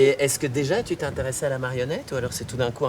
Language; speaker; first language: French; native; French